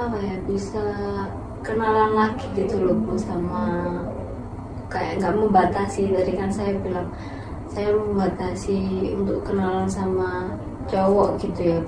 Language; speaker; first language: Indonesian; native; Indonesian